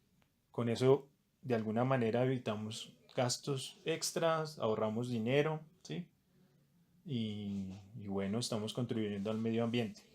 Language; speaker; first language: Spanish; native; Spanish